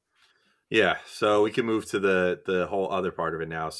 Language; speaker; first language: English; native; English